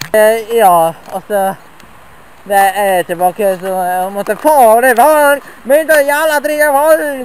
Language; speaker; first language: Swedish; non-native, learner; Norwegian